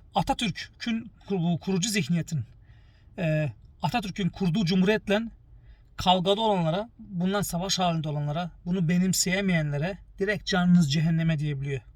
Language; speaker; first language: Turkish; early bilingual, heritage; Turkish